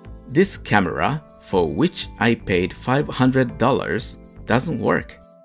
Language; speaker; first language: English; non-native, fluent; Japanese